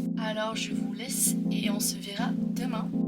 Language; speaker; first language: French; non-native, fluent; English